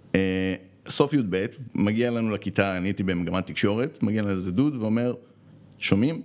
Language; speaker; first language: Hebrew; early bilingual, other home language; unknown